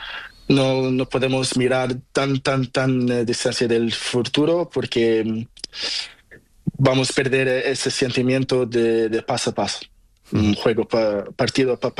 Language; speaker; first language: Spanish; non-native, learner; Portuguese